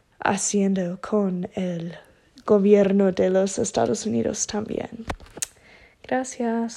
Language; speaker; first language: Spanish; non-native, learner; English